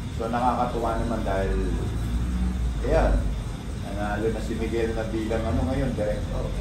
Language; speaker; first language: Filipino; native; Filipino